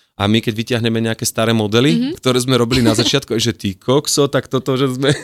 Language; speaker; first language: Slovak; native; Slovak